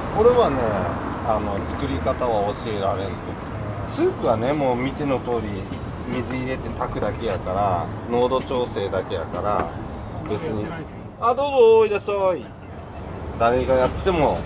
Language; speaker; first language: Japanese; native; Japanese